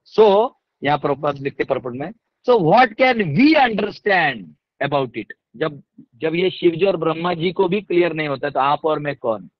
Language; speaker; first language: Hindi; non-native, local second language; Marathi